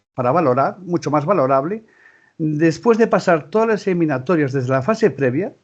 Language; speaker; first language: Spanish; non-native, local second language; Galician